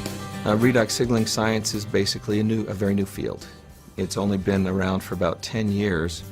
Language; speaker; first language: English; native; English